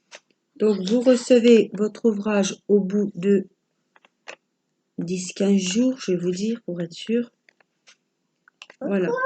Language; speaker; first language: French; native; French